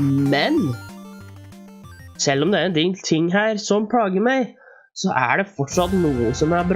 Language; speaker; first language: Norwegian; native; Norwegian